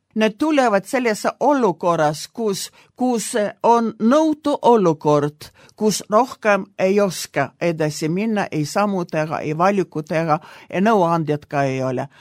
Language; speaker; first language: Estonian; non-native, local second language; Russian